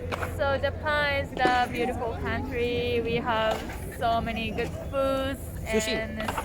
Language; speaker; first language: English; non-native, learner; Japanese